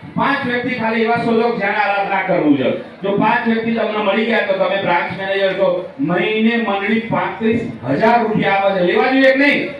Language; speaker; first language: Gujarati; native; Gujarati